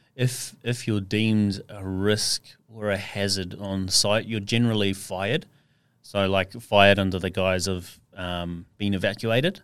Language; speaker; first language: English; native; English